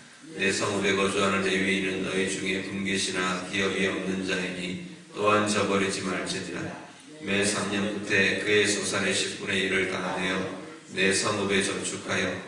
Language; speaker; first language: Korean; native; Korean